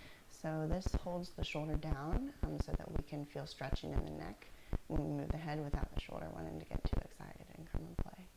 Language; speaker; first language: English; native; English